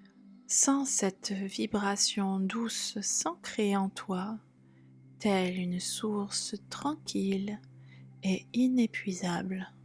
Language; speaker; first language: French; native; French